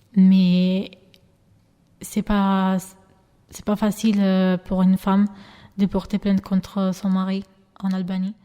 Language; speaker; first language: French; early bilingual, other home language; Albanian